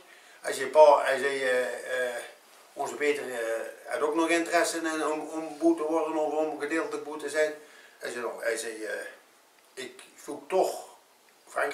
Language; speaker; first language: Dutch; native; Dutch